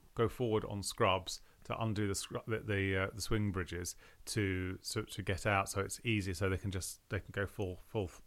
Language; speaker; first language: English; native; English